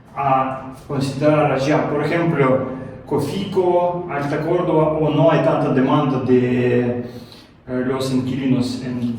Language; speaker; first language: Spanish; non-native, learner; Russian